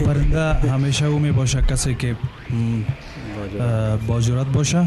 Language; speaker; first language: Persian; non-native, local second language; Pashto